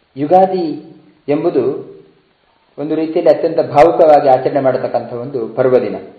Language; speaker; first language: Kannada; non-native, local second language; Tulu